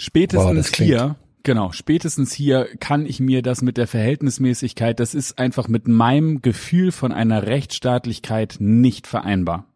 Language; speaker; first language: German; native; German